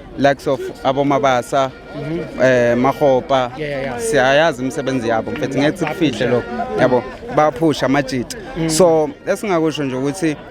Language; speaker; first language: Zulu; native; Zulu